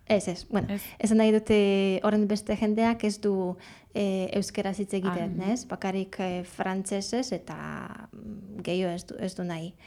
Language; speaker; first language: Basque; non-native, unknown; Polish